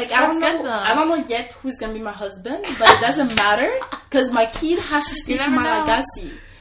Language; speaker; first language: English; non-native, fluent; Malagasy